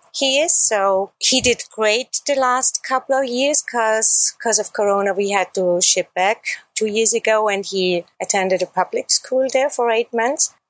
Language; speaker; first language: English; non-native, fluent; German